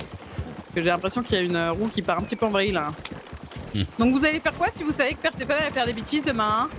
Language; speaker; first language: French; native; French